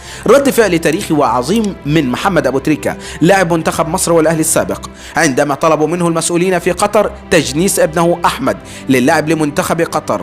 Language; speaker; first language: Arabic; native; Arabic